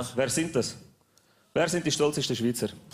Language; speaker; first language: German; early bilingual, other home language; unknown